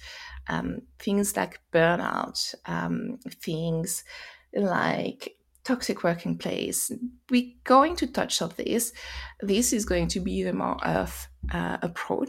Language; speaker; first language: English; non-native, fluent; French